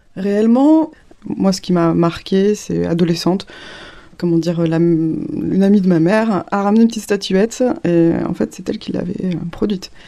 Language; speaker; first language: French; native; French